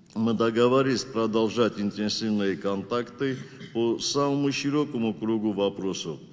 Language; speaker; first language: Russian; non-native, local second language; Armenian